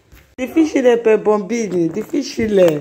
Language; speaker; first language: Italian; non-native, learner; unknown